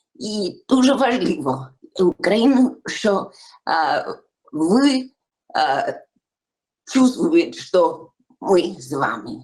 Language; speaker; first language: Ukrainian; early bilingual, heritage; English